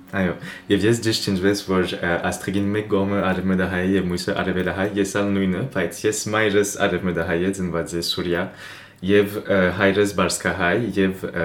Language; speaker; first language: Armenian; early bilingual, heritage; Armenian